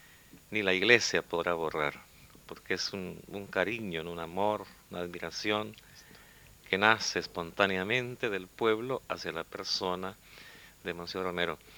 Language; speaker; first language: Spanish; native; Spanish